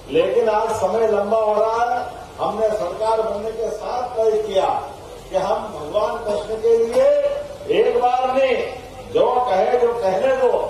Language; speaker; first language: Hindi; native; Hindi